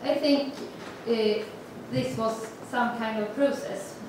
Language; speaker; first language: English; non-native, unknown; Swedish